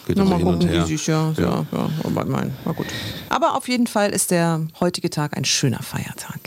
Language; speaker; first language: German; native; German